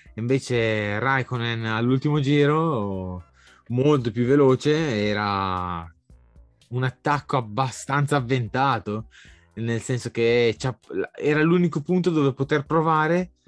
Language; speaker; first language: Italian; native; Italian